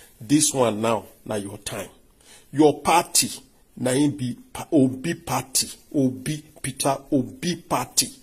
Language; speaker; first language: Nigerian Pidgin; non-native, local second language; Yoruba